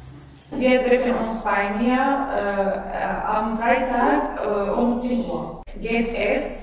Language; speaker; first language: German; non-native, learner; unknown